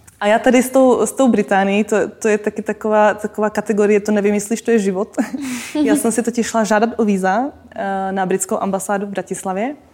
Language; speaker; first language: Czech; non-native, local second language; Slovak